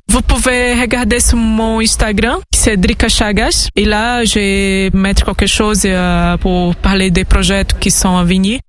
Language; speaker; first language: French; non-native, fluent; Portuguese